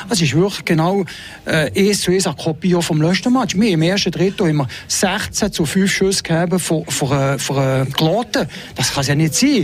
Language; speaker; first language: German; native; German